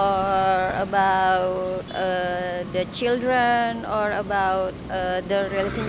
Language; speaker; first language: English; non-native, learner; Indonesian